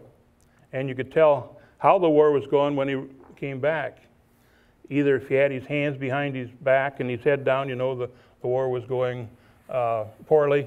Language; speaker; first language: English; native; English